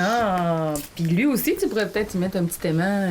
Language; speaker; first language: French; native; French